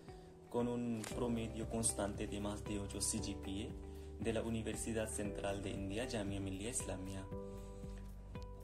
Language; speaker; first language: Spanish; non-native, fluent; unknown